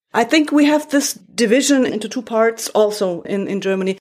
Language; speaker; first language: English; non-native, fluent; German